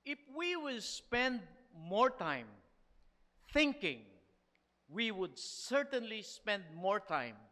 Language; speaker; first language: English; non-native, local second language; Filipino